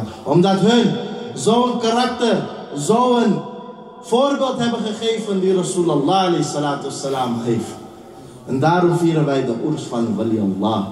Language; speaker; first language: Dutch; early bilingual, heritage; Urdu